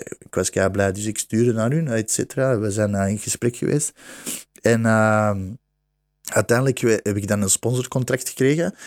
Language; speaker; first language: Dutch; early bilingual, other home language; Bosnian